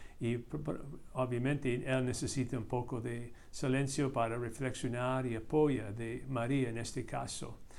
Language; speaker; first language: Spanish; non-native, fluent; English